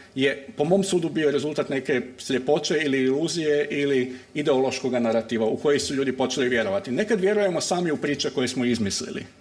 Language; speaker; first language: Croatian; native; Croatian